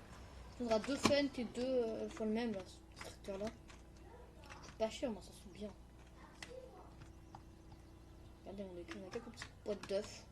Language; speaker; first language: French; native; French